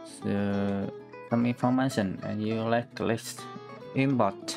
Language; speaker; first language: English; non-native, learner; Vietnamese